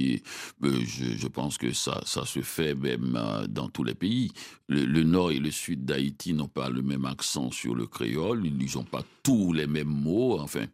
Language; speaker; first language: French; non-native, local second language; Haitian Creole